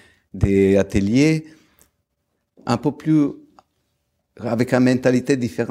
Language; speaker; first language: French; non-native, fluent; Italian